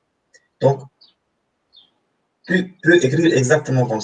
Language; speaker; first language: French; non-native, fluent; Romanian